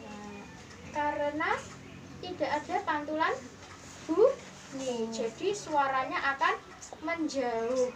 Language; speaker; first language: Indonesian; native; Indonesian